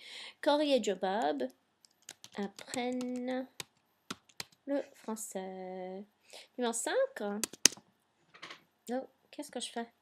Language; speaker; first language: French; non-native, fluent; English